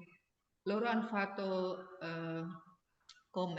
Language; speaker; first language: Italian; non-native, learner; Indonesian